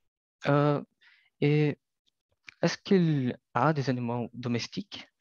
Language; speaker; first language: French; non-native, learner; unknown